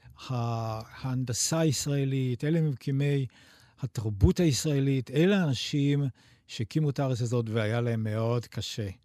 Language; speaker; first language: Hebrew; native; Hebrew